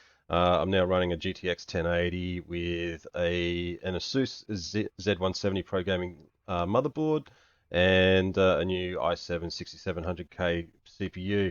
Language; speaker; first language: English; native; English